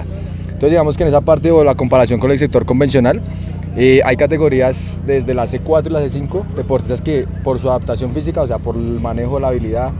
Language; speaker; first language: Spanish; native; Spanish